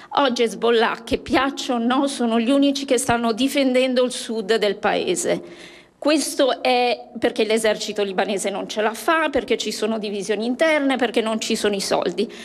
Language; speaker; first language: Italian; native; Italian